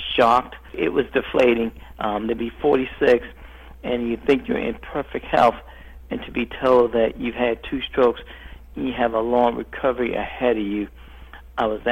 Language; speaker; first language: English; native; English